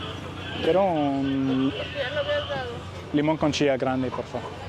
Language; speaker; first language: Spanish; non-native, learner; English